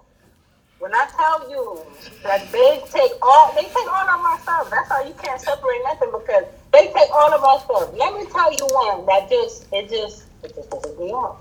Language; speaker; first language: English; early bilingual, other home language; Spanish